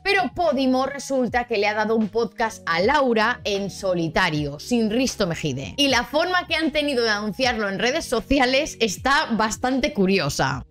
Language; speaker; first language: Spanish; native; Spanish